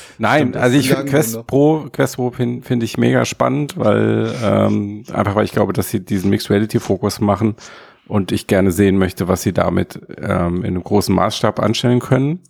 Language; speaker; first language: German; native; German